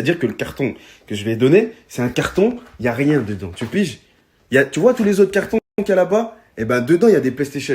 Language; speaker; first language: French; native; French